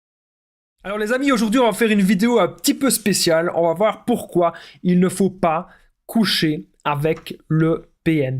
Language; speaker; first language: French; native; French